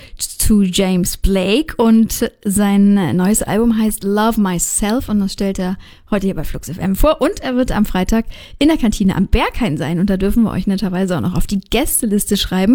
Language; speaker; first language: German; native; German